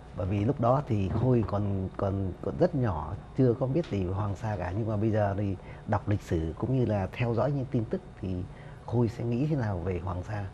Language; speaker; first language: Vietnamese; native; Vietnamese